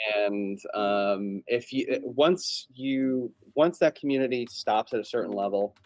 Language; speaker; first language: English; native; English